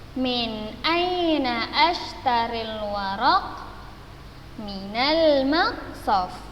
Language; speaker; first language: Arabic; non-native, fluent; Indonesian